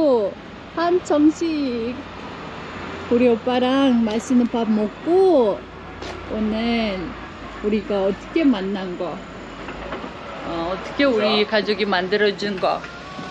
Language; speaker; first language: Korean; non-native, fluent; Uzbek